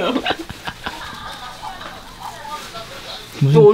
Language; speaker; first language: Korean; non-native, fluent; English